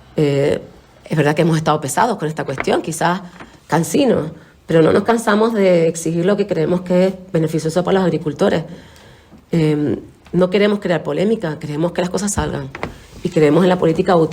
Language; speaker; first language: Spanish; native; Spanish